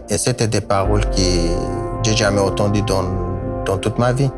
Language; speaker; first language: French; non-native, learner; Kurdish